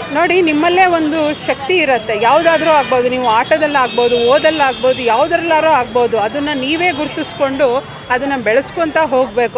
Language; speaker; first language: Kannada; native; Kannada